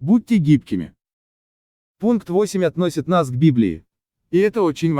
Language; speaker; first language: Russian; native; Russian